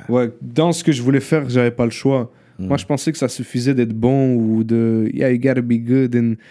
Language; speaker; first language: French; early bilingual, other home language; Arabic